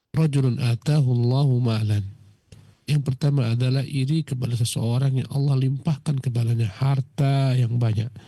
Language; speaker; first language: Malay; native; Malay